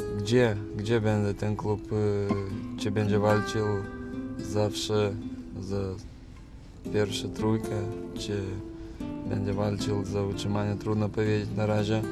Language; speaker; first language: Polish; non-native, fluent; Lithuanian